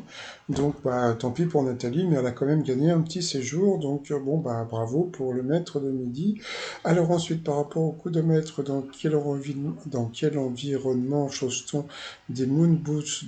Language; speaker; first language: French; native; French